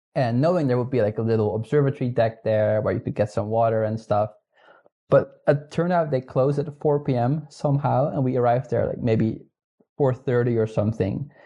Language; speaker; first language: English; non-native, fluent; Dutch